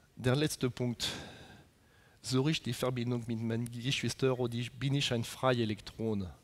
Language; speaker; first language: German; non-native, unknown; French